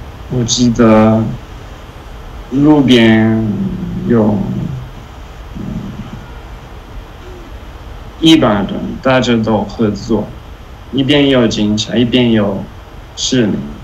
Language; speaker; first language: Chinese; non-native, fluent; Italian